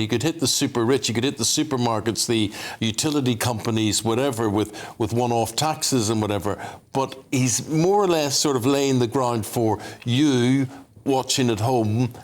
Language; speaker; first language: English; native; English